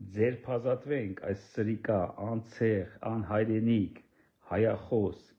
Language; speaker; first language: Armenian; native; Armenian